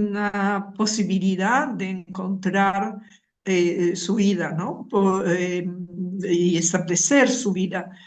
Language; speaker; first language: Spanish; non-native, fluent; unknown